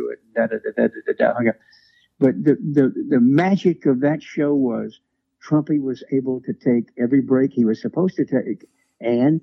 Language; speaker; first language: English; native; English